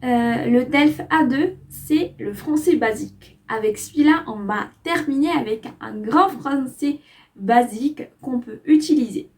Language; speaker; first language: French; non-native, fluent; Spanish